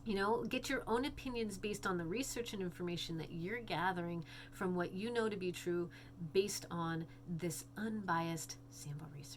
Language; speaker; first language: English; native; English